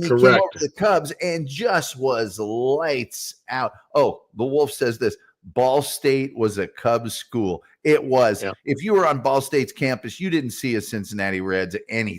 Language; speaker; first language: English; native; English